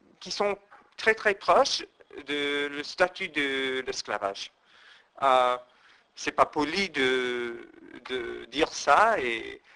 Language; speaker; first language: French; non-native, fluent; English